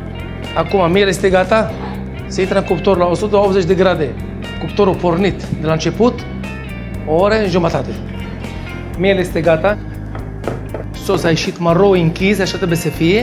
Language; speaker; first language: Romanian; non-native, learner; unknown